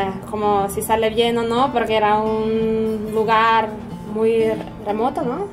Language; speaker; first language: Spanish; non-native, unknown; Macedonian